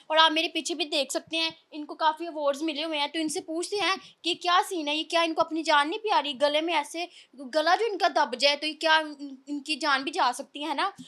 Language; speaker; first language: Urdu; non-native, local second language; Punjabi